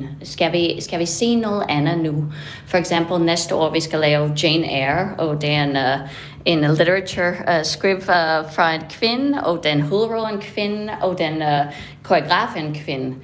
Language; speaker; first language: Danish; non-native, fluent; English